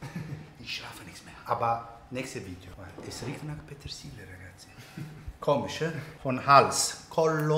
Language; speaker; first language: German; non-native, fluent; Italian